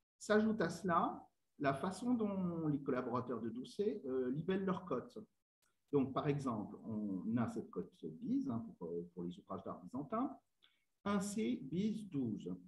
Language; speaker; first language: French; native; French